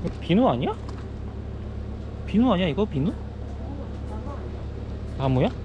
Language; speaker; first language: Korean; non-native, fluent; Japanese